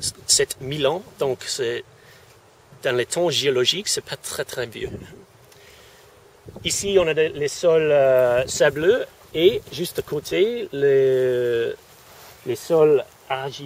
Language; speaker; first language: French; non-native, fluent; English